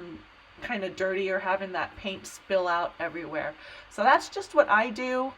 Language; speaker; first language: English; native; English